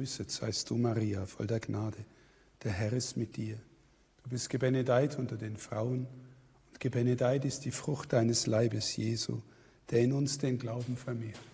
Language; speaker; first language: German; native; German